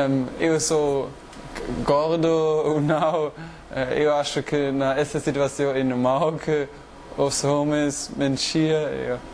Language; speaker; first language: Portuguese; non-native, learner; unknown